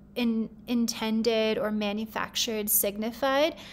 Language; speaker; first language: English; native; English